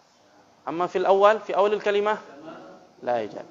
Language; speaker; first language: Arabic; non-native, fluent; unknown